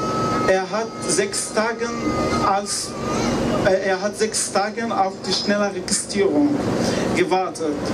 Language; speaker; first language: German; non-native, learner; Arabic